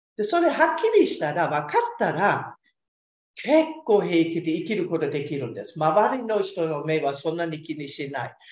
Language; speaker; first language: Japanese; non-native, fluent; German